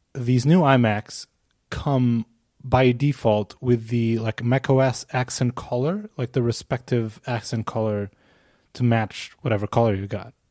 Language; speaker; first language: English; non-native, fluent; Portuguese